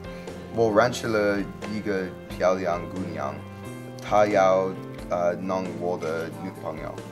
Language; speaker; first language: Chinese; non-native, learner; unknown